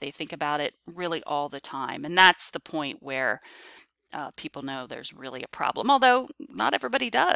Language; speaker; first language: English; native; English